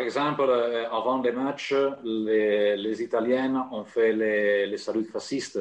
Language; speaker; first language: French; non-native, fluent; Italian